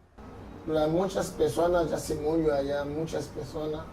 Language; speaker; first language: Spanish; non-native, learner; Haitian Creole